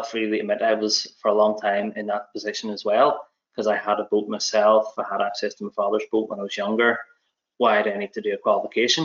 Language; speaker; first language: English; native; English